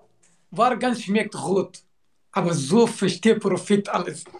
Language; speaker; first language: German; non-native, learner; Turkish